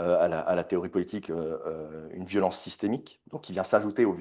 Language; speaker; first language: French; native; French